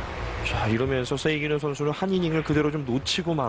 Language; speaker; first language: Korean; native; Korean